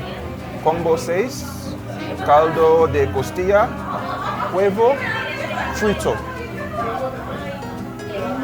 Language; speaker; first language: Spanish; non-native, learner; English